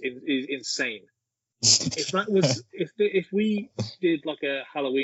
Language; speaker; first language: English; native; English